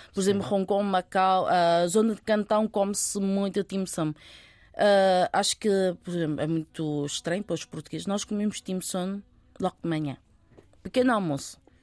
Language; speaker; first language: Portuguese; early bilingual, other home language; Chinese